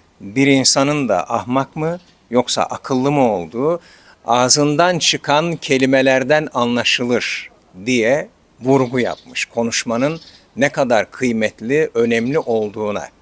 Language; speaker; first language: Turkish; native; Turkish